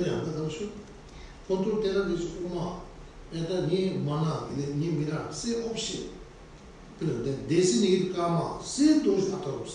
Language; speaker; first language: Russian; non-native, learner; Tibetan